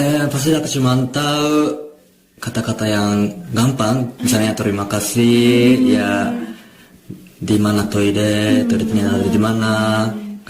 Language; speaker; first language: Indonesian; non-native, learner; Japanese